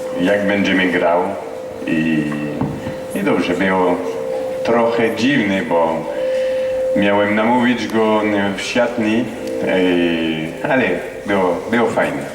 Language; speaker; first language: Polish; non-native, learner; French